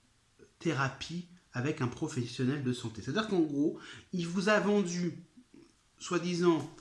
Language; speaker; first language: French; native; French